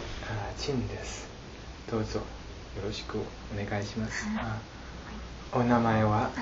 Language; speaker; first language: Japanese; non-native, learner; Chinese